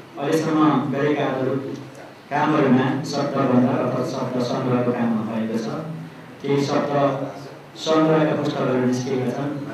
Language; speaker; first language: Nepali; non-native, local second language; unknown